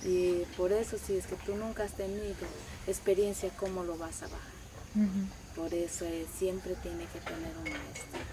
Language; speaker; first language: Spanish; non-native, local second language; Shipibo-Conibo